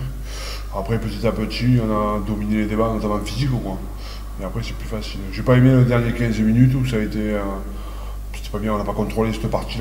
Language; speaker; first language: French; native; French